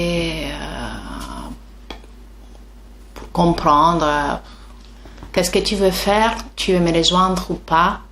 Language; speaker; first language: French; non-native, fluent; Italian